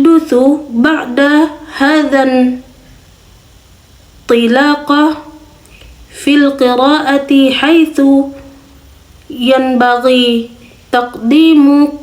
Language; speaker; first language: Arabic; non-native, learner; Indonesian